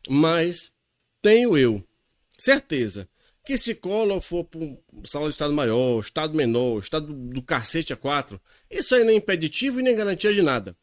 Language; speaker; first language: Portuguese; native; Portuguese